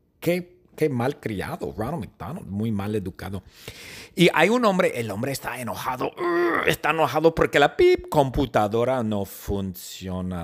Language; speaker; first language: Spanish; non-native, fluent; English